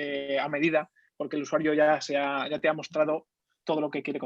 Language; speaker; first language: Spanish; native; Spanish